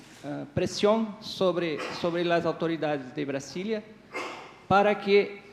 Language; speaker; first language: Spanish; non-native, fluent; Portuguese